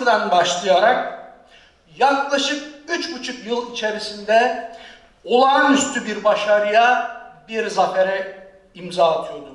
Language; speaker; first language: Turkish; native; Turkish